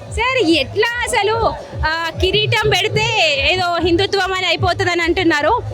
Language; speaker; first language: Telugu; native; Telugu